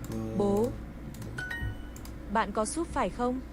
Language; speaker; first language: Vietnamese; non-native, learner; English